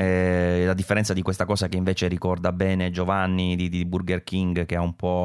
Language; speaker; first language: Italian; native; Italian